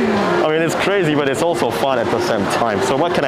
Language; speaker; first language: English; non-native, fluent; Indonesian